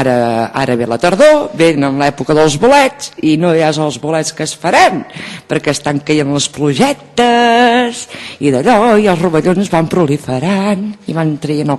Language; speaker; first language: Catalan; native; Catalan